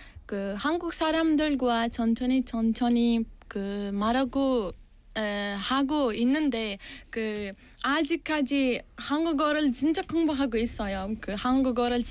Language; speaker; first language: English; non-native, fluent; Uzbek